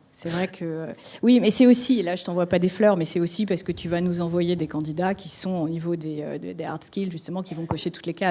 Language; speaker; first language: French; native; French